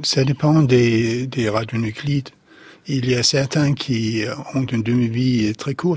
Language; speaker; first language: French; non-native, fluent; Danish